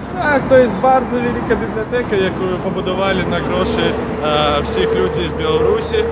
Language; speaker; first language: Polish; non-native, learner; Russian